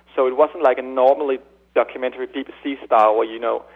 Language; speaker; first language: English; non-native, fluent; Danish